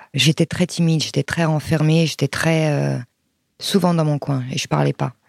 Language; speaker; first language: French; early bilingual, other home language; Arabic